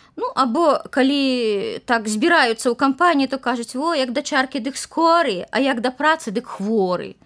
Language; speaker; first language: Belarusian; native; Belarusian